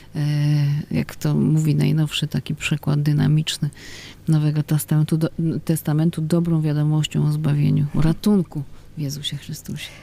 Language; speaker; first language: Polish; native; Polish